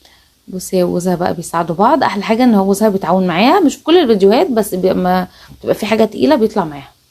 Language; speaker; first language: Arabic; native; Arabic